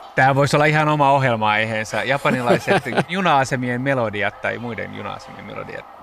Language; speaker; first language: Finnish; early bilingual, other home language; Japanese